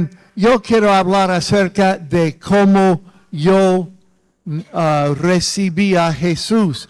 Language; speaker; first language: Spanish; non-native, fluent; English